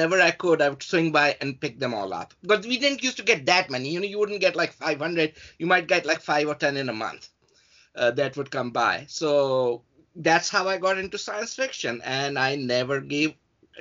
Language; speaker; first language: English; non-native, local second language; Urdu